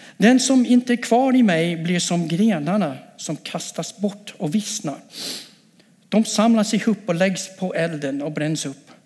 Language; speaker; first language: Swedish; non-native, fluent; English